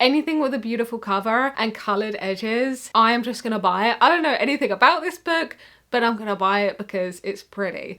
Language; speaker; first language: English; native; English